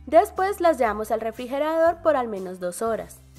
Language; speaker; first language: Spanish; native; Spanish